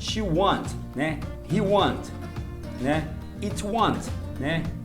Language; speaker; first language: English; non-native, learner; Portuguese